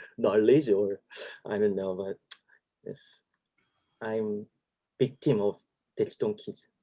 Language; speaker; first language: English; non-native, learner; Korean